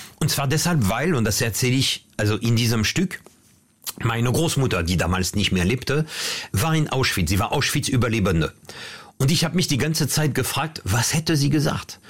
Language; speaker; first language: German; non-native, fluent; French